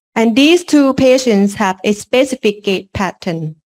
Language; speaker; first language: English; non-native, learner; Lao